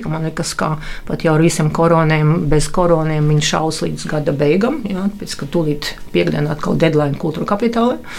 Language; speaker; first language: Latvian; non-native, local second language; Russian